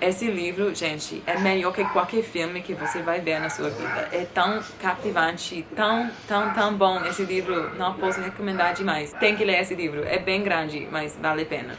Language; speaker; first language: Portuguese; non-native, fluent; English